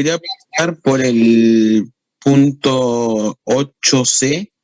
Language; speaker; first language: Spanish; native; Spanish